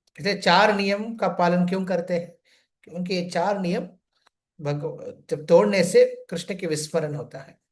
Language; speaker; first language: Hindi; non-native, local second language; Telugu